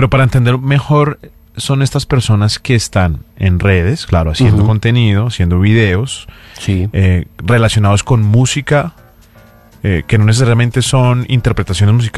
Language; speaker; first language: Spanish; native; Spanish